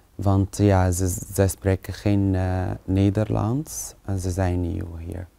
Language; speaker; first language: Dutch; non-native, fluent; Arabic